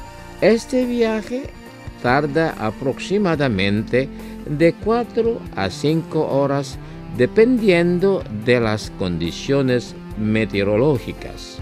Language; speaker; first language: Spanish; non-native, fluent; Indonesian